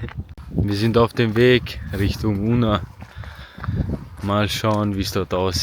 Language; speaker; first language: German; early bilingual, other home language; Bosnian